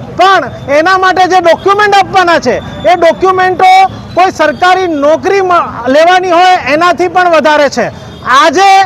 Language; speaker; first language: Gujarati; native; Gujarati